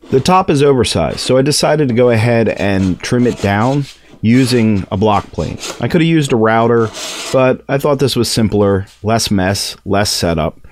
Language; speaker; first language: English; native; English